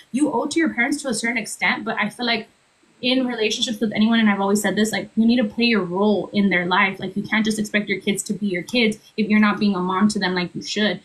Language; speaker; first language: English; early bilingual, other home language; Spanish